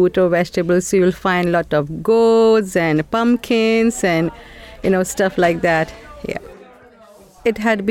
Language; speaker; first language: English; non-native, local second language; Hindi